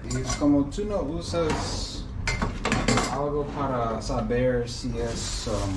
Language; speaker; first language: Spanish; non-native, learner; English